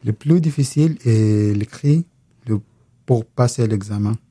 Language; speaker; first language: French; non-native, learner; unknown